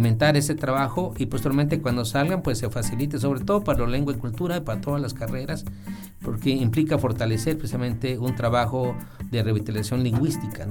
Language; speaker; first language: Spanish; native; Spanish